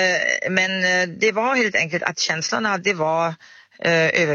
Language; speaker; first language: Swedish; non-native, fluent; German